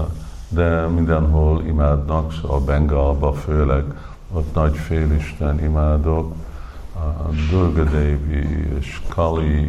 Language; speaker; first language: Hungarian; early bilingual, heritage; English